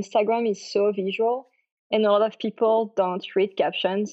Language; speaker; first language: English; non-native, fluent; French